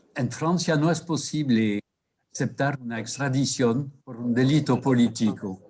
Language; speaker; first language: Spanish; non-native, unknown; French